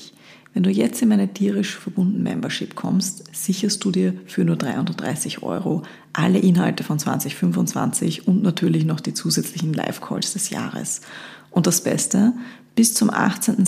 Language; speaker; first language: German; native; German